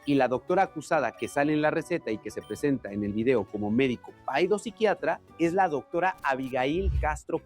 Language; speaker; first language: Spanish; native; Spanish